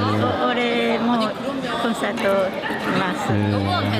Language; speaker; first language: Korean; non-native, learner; Japanese